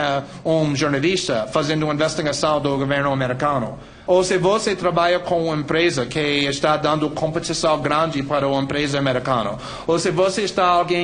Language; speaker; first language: Portuguese; non-native, fluent; English